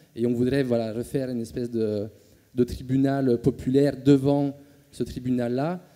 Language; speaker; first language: French; native; French